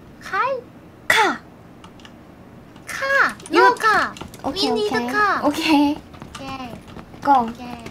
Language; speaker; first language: English; non-native, learner; Korean